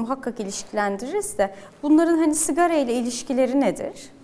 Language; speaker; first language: Turkish; native; Turkish